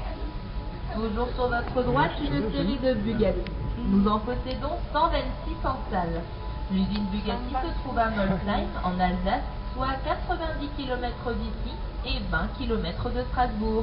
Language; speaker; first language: French; native; French